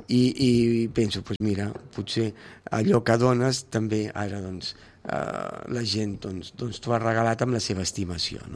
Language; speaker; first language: Catalan; native; Catalan